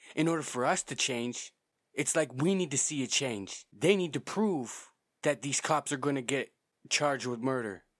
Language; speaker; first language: English; native; English